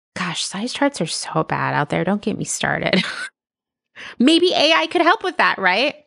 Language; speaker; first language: English; native; English